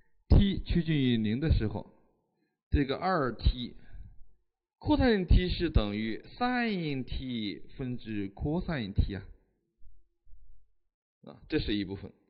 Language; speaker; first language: Chinese; native; Chinese